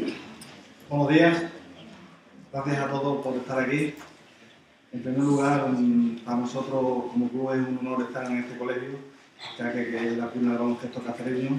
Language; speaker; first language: Spanish; native; Spanish